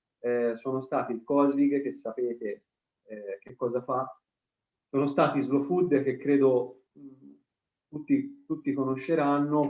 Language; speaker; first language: Italian; native; Italian